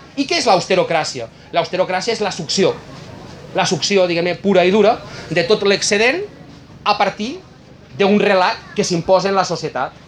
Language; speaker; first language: Catalan; native; Catalan